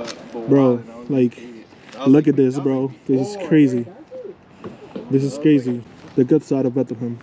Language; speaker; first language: English; early bilingual, other home language; Spanish